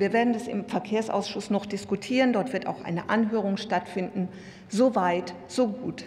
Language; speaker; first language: German; native; German